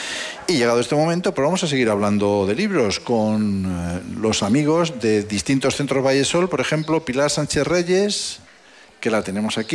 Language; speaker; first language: Spanish; native; Spanish